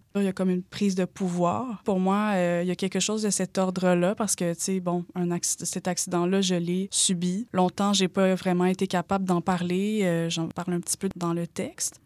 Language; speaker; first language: French; native; French